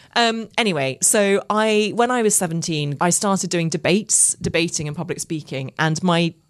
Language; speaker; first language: English; native; English